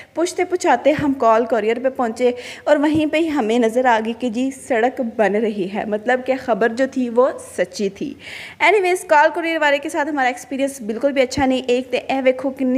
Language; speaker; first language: Urdu; non-native, local second language; Punjabi